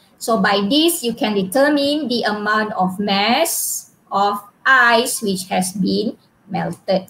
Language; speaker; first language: English; non-native, local second language; Malay